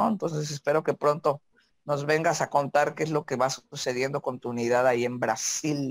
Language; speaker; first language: Spanish; native; Spanish